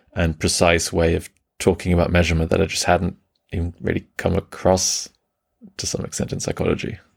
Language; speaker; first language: English; early bilingual, other home language; German